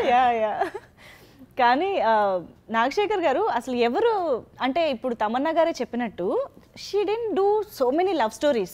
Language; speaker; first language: Telugu; native; Telugu